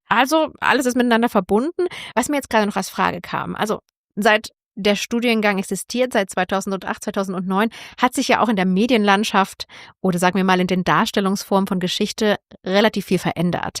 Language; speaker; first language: German; native; German